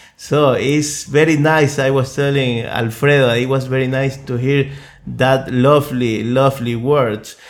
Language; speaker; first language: English; non-native, fluent; Spanish